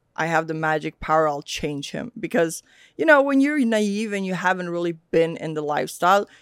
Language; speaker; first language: English; early bilingual, other home language; Swedish